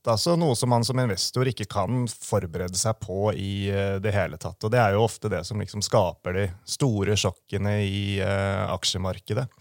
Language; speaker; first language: Norwegian; native; Norwegian